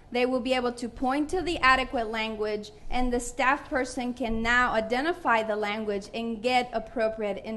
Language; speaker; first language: English; non-native, fluent; Spanish